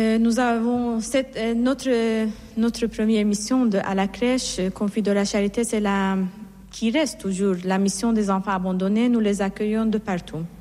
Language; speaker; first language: French; non-native, fluent; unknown